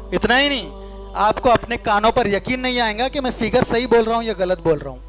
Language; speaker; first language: Urdu; native; Urdu